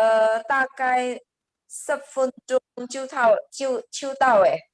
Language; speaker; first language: Chinese; non-native, learner; Indonesian